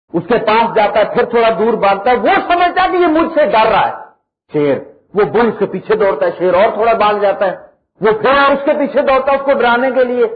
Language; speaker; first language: Urdu; non-native, local second language; Punjabi